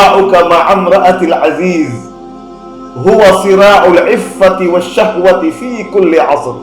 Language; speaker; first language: Arabic; non-native, fluent; Indonesian